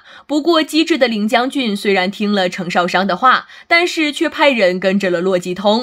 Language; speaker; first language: Chinese; native; Chinese